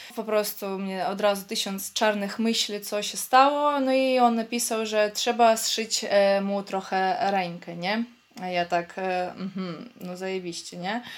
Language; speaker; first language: Polish; native; Polish